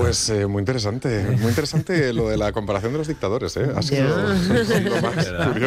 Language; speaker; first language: Spanish; native; Spanish